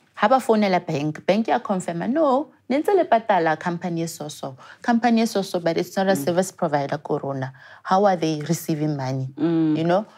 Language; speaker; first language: English; non-native, local second language; Southern Sotho